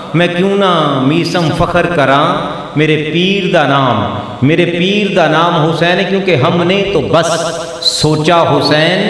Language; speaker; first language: Urdu; non-native, local second language; Punjabi